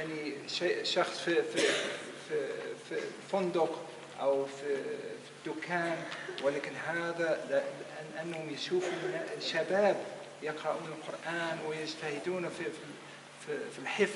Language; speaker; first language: Arabic; non-native, fluent; English